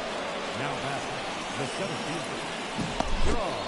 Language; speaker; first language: English; native; English